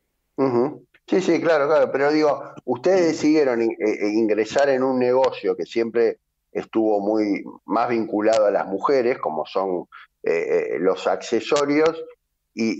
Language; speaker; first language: Spanish; native; Spanish